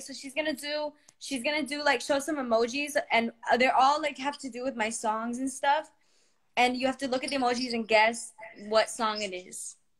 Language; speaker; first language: English; early bilingual, other home language; Spanish